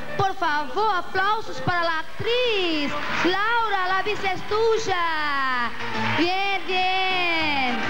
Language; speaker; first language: Spanish; non-native, fluent; Portuguese